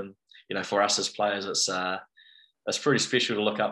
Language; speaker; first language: English; native; English